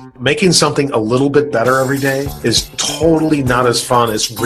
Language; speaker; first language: English; native; English